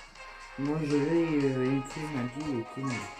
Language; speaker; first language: French; native; French